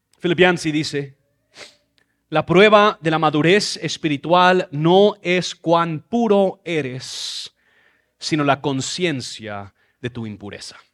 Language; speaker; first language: Spanish; non-native, fluent; English